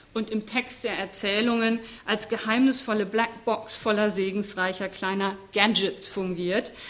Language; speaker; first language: German; native; German